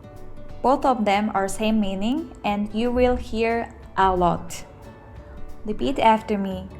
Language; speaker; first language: English; non-native, fluent; Japanese